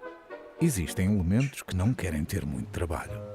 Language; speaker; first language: Portuguese; native; Portuguese